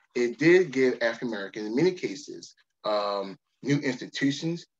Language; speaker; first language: English; native; English